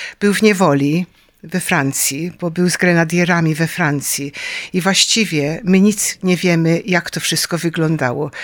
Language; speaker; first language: Polish; early bilingual, heritage; Polish